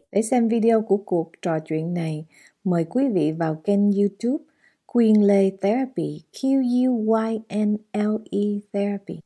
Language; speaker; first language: Vietnamese; early bilingual, heritage; Vietnamese